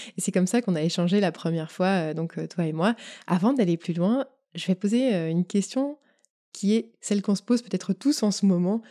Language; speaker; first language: French; native; French